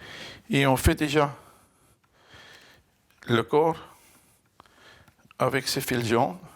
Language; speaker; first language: French; non-native, fluent; Dutch